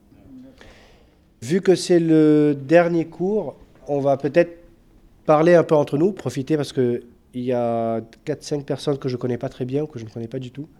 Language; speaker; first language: French; non-native, local second language; Arabic